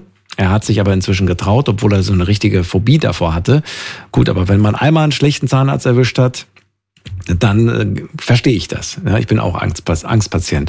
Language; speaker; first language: German; native; German